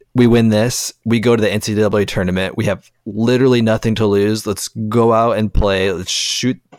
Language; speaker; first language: English; native; English